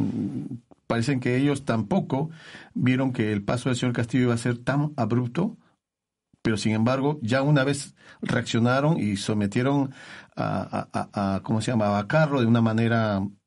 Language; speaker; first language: Spanish; native; Spanish